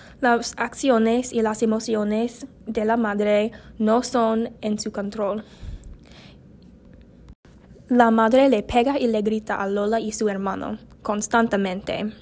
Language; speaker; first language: Spanish; non-native, learner; English